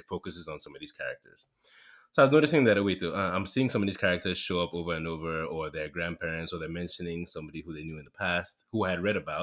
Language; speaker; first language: English; non-native, local second language; Yoruba